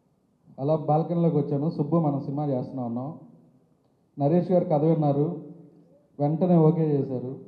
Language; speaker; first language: Telugu; native; Telugu